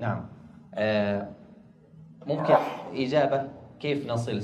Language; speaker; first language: Arabic; native; Arabic